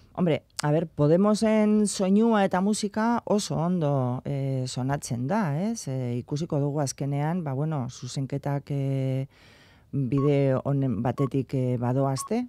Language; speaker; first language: Basque; non-native, local second language; Spanish